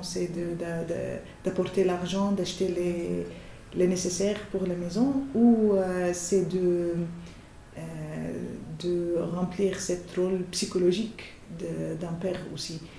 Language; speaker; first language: French; non-native, fluent; Arabic